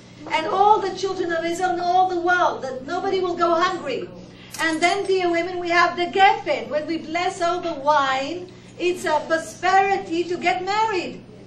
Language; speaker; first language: English; non-native, fluent; Hebrew